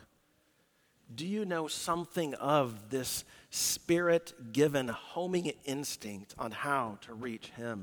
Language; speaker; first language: English; native; English